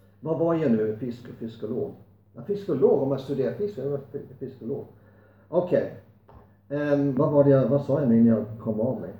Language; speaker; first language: Swedish; non-native, fluent; English